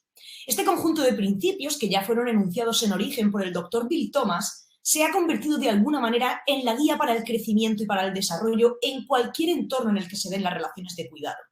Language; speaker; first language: Spanish; native; Spanish